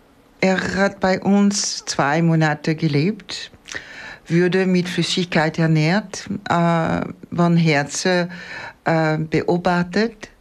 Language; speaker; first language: German; non-native, fluent; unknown